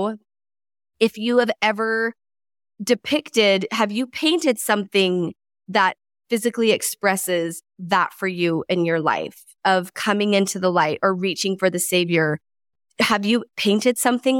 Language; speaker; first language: English; native; English